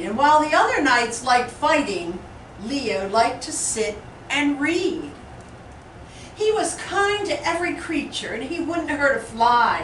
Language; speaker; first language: English; native; English